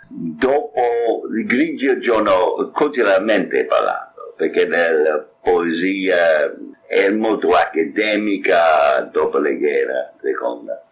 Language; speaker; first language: Italian; non-native, fluent; English